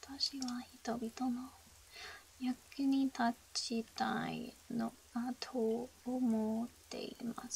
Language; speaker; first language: Japanese; non-native, learner; English